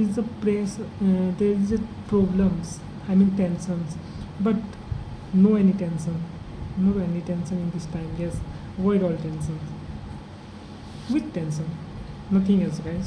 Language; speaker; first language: English; non-native, learner; Hindi